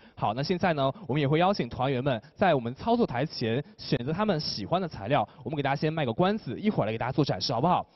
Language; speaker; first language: Chinese; native; Chinese